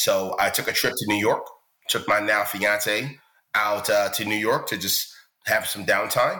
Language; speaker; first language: English; native; English